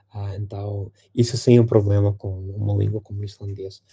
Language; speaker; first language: Portuguese; non-native, fluent; English